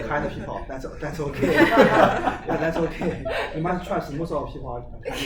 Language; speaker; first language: English; non-native, learner; Chinese